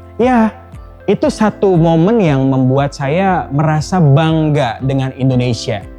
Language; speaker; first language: Indonesian; native; Indonesian